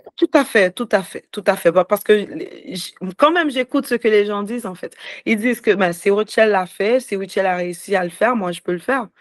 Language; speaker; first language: French; native; French